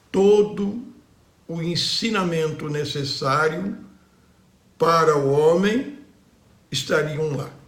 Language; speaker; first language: Portuguese; native; Portuguese